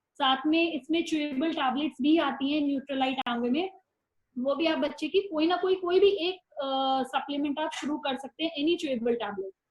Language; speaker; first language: Hindi; native; Hindi